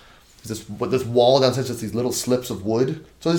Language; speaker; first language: English; native; English